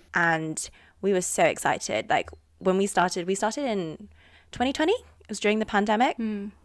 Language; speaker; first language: English; native; English